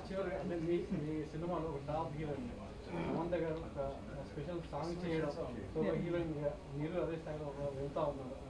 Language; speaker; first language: Telugu; native; Telugu